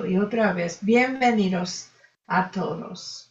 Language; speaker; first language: Spanish; non-native, fluent; English